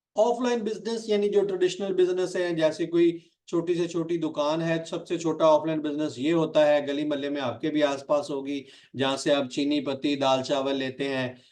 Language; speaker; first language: Urdu; non-native, local second language; Punjabi